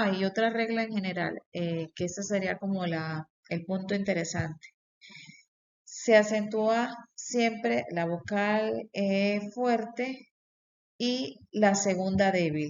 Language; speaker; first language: Spanish; native; Spanish